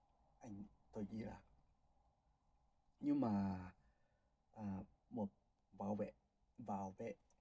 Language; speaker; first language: Vietnamese; non-native, learner; Japanese